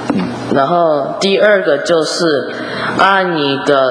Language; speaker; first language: Chinese; early bilingual, heritage; English